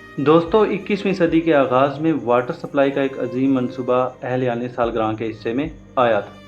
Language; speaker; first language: Urdu; non-native, local second language; Punjabi